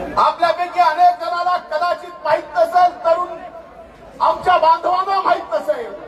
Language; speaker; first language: Marathi; non-native, local second language; Lambadi